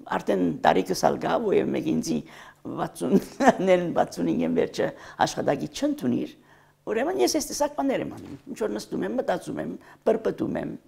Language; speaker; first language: Armenian; early bilingual, heritage; Armenian